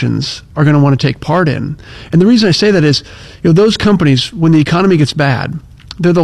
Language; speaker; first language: English; native; English